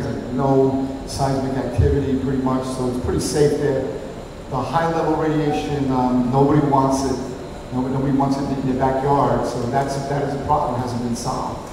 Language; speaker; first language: English; native; English